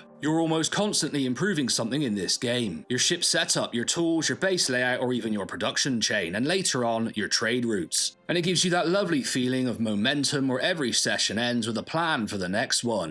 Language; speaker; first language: English; native; English